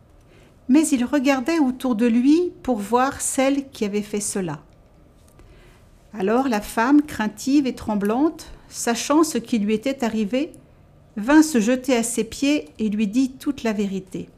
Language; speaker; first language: French; native; French